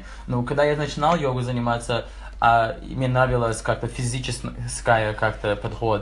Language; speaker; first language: Russian; non-native, learner; English